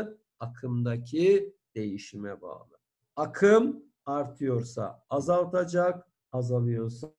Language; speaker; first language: Turkish; native; Turkish